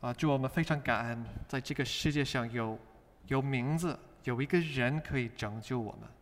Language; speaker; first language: Chinese; non-native, fluent; English